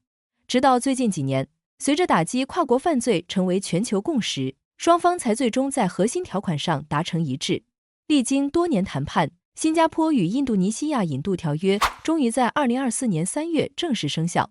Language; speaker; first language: Chinese; native; Chinese